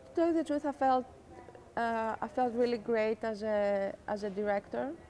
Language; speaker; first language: English; non-native, fluent; Greek